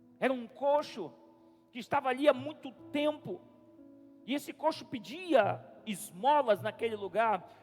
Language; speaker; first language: Portuguese; native; Portuguese